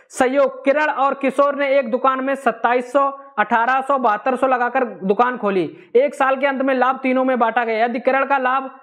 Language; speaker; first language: Hindi; native; Hindi